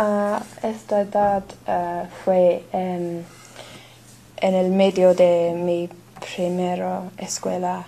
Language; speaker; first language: Spanish; non-native, learner; English